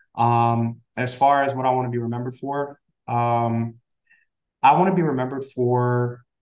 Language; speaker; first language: English; early bilingual, other home language; Spanish